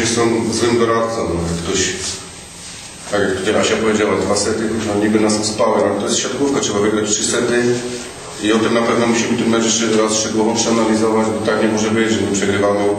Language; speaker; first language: Polish; native; Polish